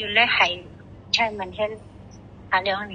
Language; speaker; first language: Cantonese; non-native, learner; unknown